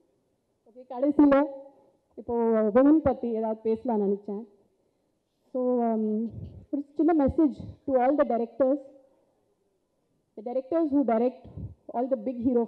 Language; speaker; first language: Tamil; non-native, fluent; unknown